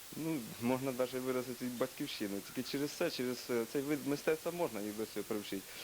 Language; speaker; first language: Ukrainian; native; Ukrainian